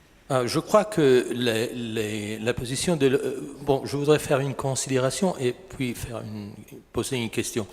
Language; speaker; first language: French; non-native, fluent; Italian